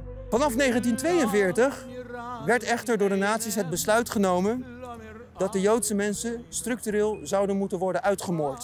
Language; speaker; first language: Dutch; native; Dutch